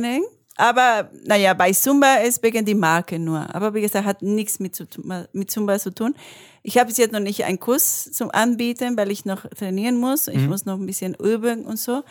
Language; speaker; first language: German; non-native, learner; Spanish